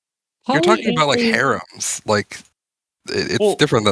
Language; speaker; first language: English; native; English